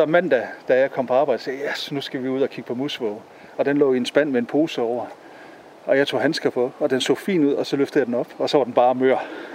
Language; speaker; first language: Danish; native; Danish